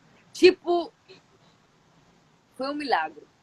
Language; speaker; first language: Portuguese; non-native, fluent; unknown